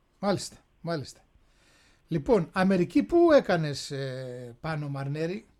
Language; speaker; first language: Greek; native; Greek